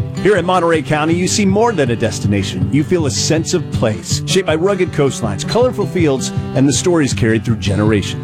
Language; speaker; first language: English; native; English